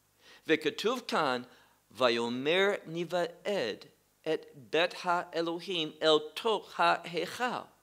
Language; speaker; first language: Hebrew; non-native, fluent; English